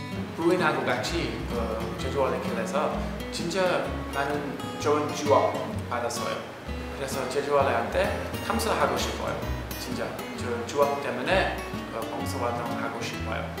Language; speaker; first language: Korean; non-native, learner; English